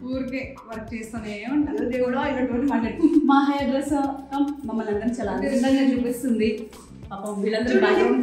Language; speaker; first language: Telugu; native; Telugu